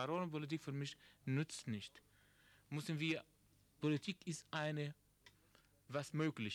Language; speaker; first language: German; non-native, learner; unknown